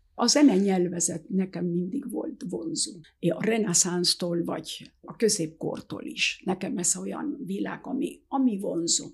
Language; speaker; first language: Hungarian; early bilingual, heritage; Hungarian